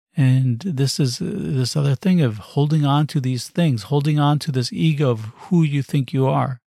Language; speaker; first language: English; native; English